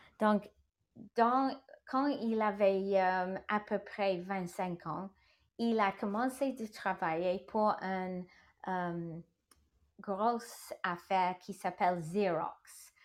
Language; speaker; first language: French; non-native, learner; English